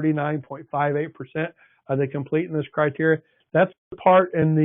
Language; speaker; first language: English; native; English